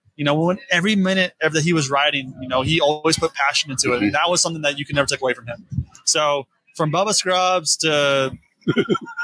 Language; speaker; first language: English; native; English